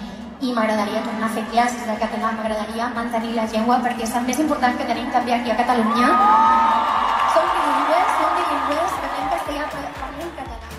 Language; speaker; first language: Catalan; non-native, local second language; Spanish